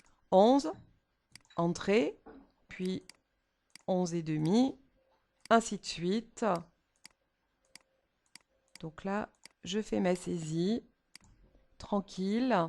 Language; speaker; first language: French; native; French